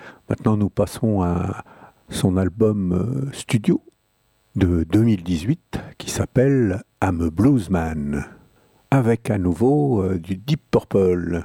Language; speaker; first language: French; native; French